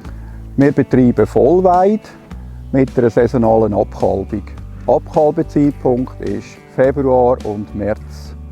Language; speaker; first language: German; native; German